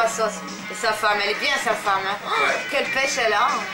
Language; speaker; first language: French; native; French